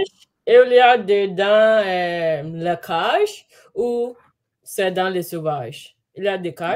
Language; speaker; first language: French; non-native, learner; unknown